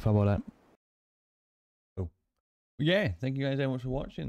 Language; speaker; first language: English; native; English